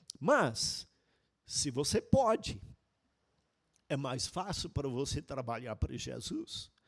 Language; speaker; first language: Portuguese; non-native, fluent; English